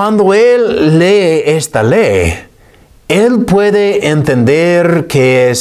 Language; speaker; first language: Spanish; non-native, fluent; English